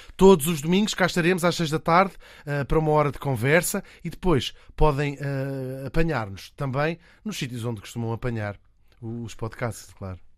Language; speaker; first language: Portuguese; native; Portuguese